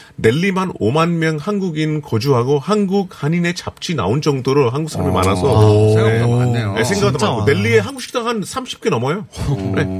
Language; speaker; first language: Korean; non-native, fluent; Hindi